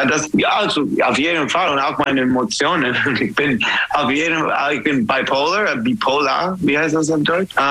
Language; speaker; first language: German; non-native, learner; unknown